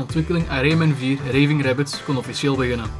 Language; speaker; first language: Dutch; native; Dutch